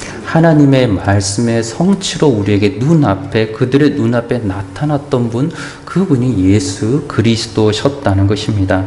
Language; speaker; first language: Korean; native; Korean